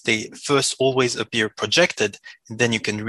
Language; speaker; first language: English; non-native, fluent; French